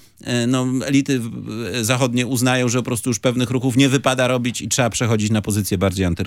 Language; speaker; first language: Polish; native; Polish